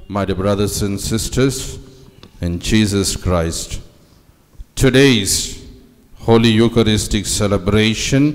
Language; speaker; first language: English; non-native, local second language; Telugu